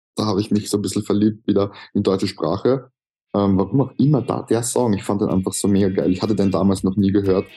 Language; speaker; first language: German; native; German